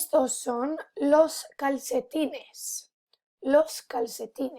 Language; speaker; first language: Spanish; non-native, fluent; English